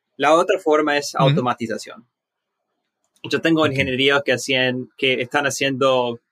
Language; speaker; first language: Spanish; early bilingual, heritage; Spanish